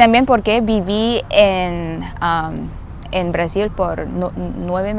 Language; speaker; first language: Spanish; non-native, learner; English